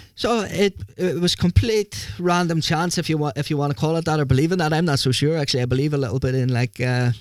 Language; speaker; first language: English; native; English